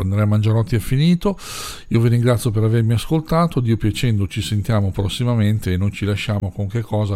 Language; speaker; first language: Italian; native; Italian